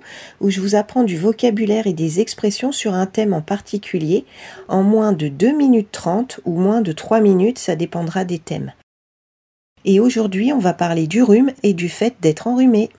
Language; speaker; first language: French; native; French